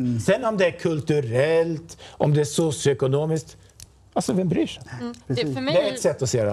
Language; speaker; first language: Swedish; native; Swedish